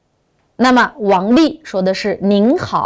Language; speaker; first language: Chinese; non-native, local second language; Uyghur